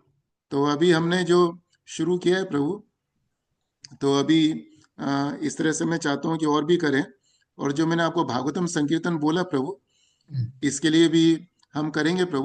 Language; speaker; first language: Hindi; native; Hindi